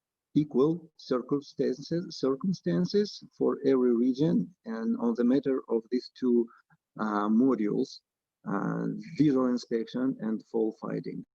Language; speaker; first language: English; non-native, fluent; Russian